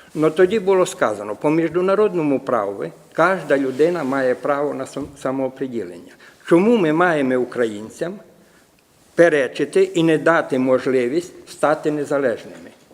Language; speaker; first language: Ukrainian; native; Ukrainian